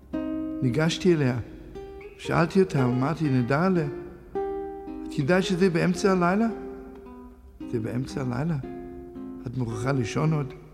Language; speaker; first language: Hebrew; non-native, fluent; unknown